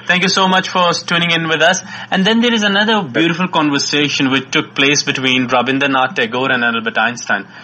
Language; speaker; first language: English; non-native, local second language; Urdu